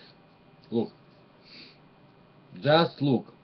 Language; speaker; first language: English; non-native, learner; Russian